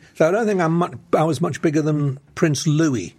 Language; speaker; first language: English; early bilingual, other home language; Lithuanian